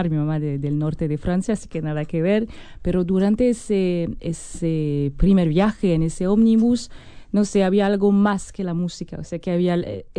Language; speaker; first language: Spanish; non-native, fluent; French